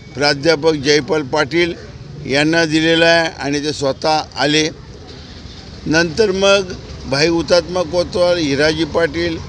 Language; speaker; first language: Marathi; native; Marathi